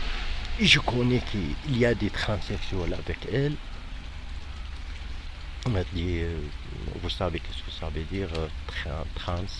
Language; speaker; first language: French; non-native, fluent; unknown